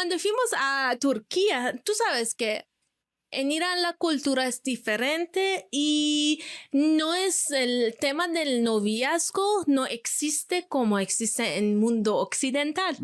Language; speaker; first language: Spanish; non-native, fluent; Persian